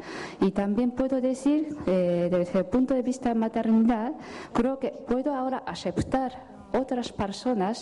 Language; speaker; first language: Spanish; non-native, fluent; Japanese